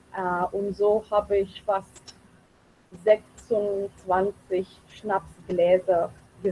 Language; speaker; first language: German; non-native, fluent; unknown